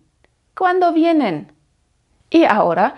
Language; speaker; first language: Spanish; non-native, fluent; German